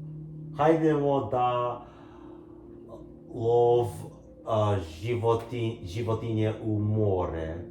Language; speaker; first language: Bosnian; early bilingual, heritage; Bosnian